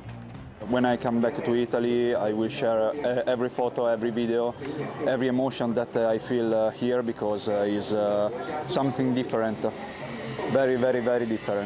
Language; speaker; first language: English; non-native, learner; Italian